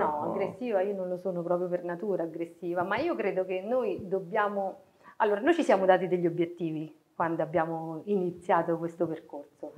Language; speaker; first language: Italian; native; Italian